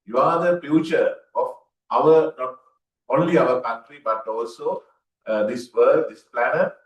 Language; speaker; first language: English; non-native, local second language; Sinhala